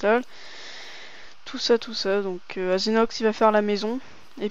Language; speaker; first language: French; native; French